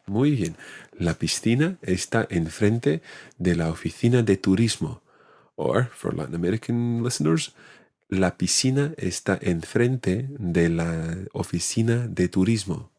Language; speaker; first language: Spanish; non-native, fluent; English